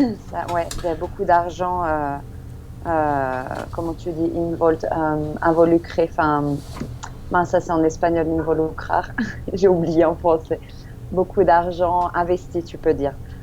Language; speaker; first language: French; non-native, fluent; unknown